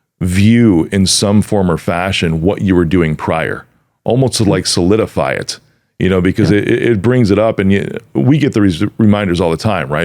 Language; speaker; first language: English; native; English